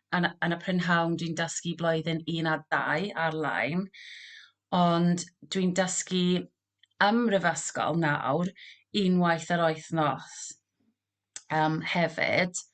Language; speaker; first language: Welsh; non-native, local second language; English